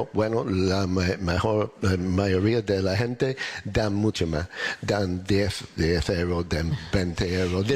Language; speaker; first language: Spanish; non-native, learner; English